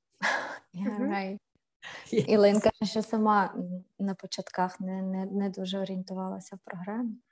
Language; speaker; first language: Ukrainian; native; Ukrainian